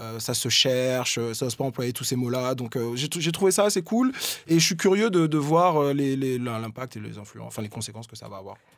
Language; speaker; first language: French; native; French